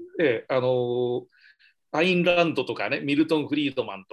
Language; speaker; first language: Japanese; native; Japanese